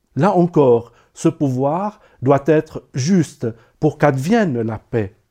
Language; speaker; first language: French; non-native, local second language; Arabic